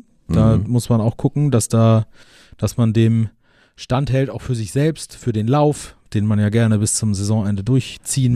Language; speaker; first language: German; native; German